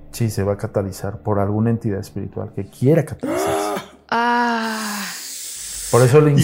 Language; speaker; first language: Spanish; native; Spanish